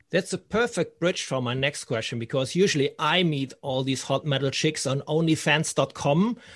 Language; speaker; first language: English; non-native, fluent; German